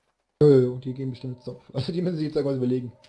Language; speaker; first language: German; native; German